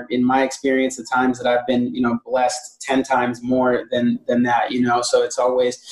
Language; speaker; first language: English; native; English